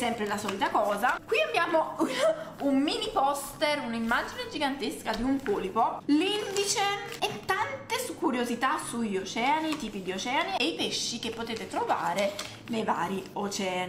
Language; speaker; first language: Italian; native; Italian